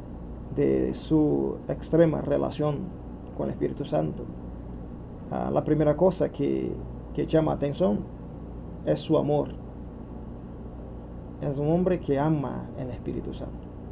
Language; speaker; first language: Spanish; non-native, fluent; Portuguese